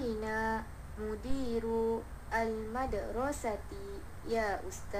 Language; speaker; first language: Arabic; non-native, learner; Malay